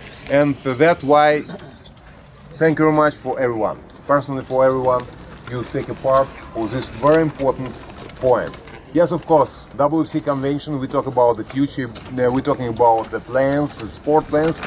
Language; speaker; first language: English; non-native, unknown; Ukrainian